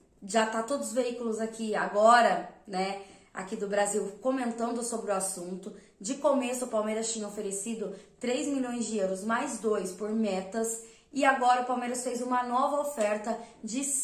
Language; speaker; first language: Portuguese; native; Portuguese